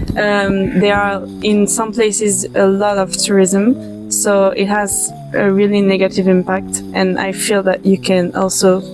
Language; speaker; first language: English; non-native, fluent; French